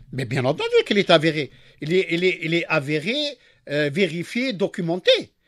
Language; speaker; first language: French; non-native, local second language; Arabic